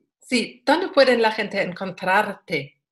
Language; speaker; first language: Spanish; non-native, learner; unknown